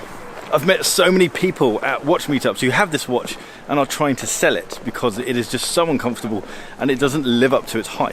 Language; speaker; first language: English; native; English